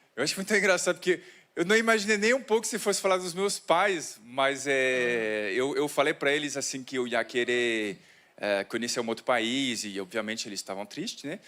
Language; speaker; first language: Portuguese; non-native, fluent; French